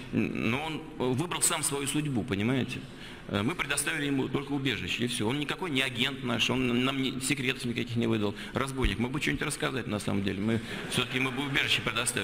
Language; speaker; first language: Russian; native; Russian